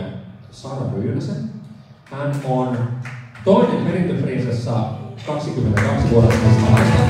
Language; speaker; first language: Finnish; native; Finnish